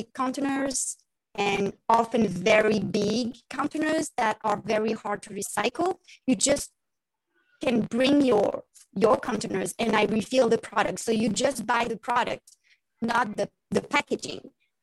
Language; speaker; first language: English; non-native, fluent; French